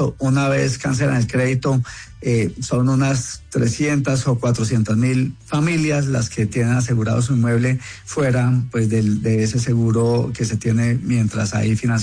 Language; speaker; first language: Spanish; native; Spanish